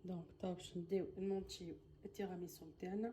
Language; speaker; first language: Arabic; native; Arabic